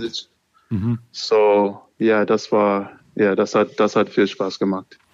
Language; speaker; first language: German; non-native, learner; English